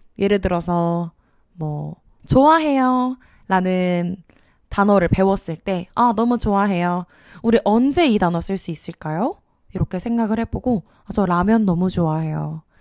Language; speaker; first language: Korean; native; Korean